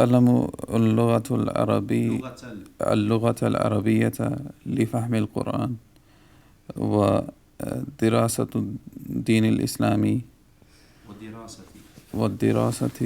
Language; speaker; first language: Arabic; non-native, learner; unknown